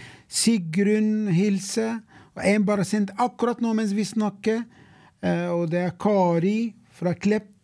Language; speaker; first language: Norwegian; non-native, fluent; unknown